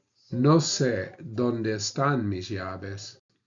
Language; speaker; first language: Spanish; non-native, fluent; English